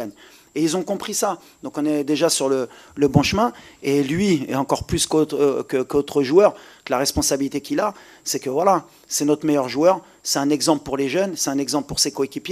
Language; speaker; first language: French; native; French